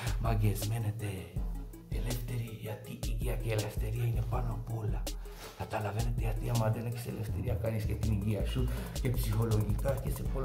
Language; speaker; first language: Greek; non-native, fluent; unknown